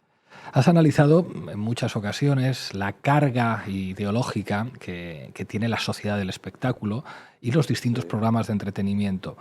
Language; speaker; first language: Spanish; native; Spanish